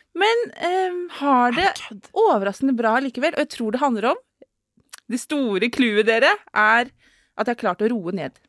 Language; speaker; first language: Norwegian; native; Norwegian